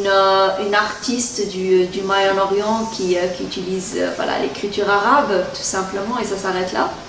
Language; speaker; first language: French; non-native, local second language; Arabic